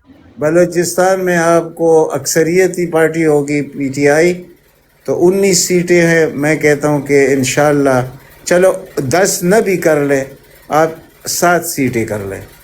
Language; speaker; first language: Urdu; native; Urdu